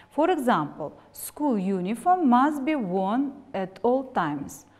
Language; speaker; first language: English; non-native, fluent; Russian